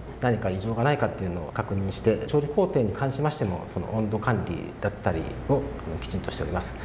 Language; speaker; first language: Japanese; native; Japanese